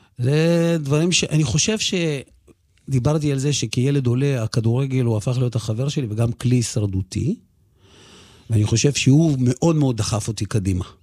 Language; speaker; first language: Hebrew; early bilingual, other home language; Russian